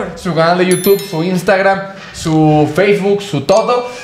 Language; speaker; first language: Spanish; native; Spanish